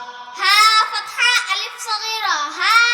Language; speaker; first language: Arabic; non-native, learner; Bangla